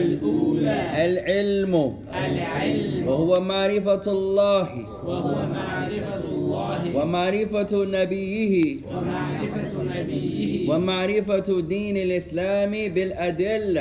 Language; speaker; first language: Arabic; non-native, fluent; English